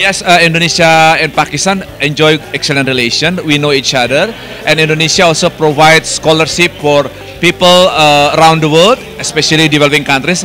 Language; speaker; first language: English; non-native, fluent; Indonesian